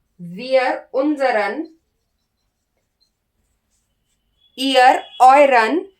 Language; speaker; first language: German; non-native, learner; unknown